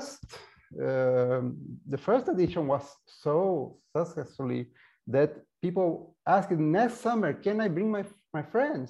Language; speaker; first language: English; non-native, fluent; Portuguese